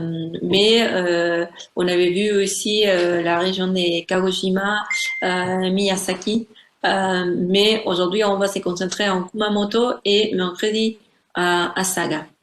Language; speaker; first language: French; non-native, fluent; Spanish